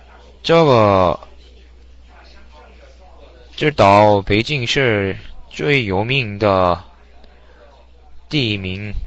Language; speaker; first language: Chinese; non-native, learner; Korean